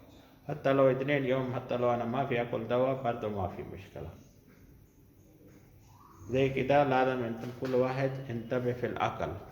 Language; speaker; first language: Arabic; non-native, learner; Urdu